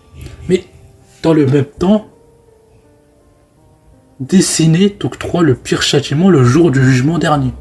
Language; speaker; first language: French; native; French